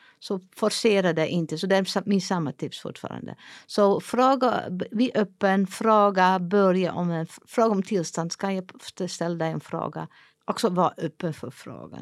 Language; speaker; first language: Swedish; non-native, fluent; Dutch